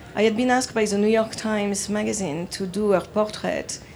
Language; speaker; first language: English; non-native, fluent; French